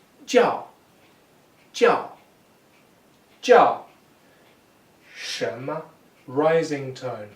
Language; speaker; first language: Chinese; non-native, fluent; English